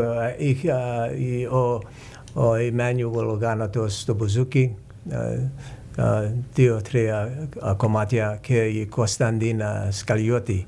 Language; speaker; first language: Greek; early bilingual, heritage; English